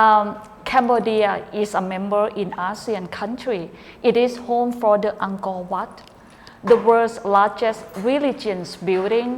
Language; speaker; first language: English; non-native, fluent; Thai